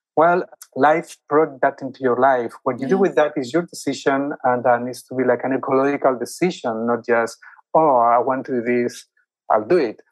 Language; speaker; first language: English; non-native, fluent; Spanish